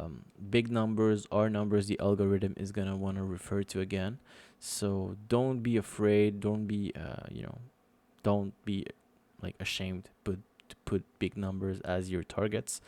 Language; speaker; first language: English; non-native, fluent; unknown